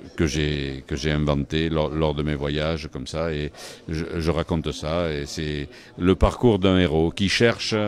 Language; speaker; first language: French; native; French